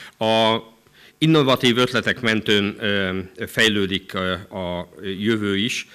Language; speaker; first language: Hungarian; native; Hungarian